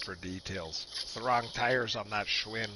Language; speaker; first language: English; native; English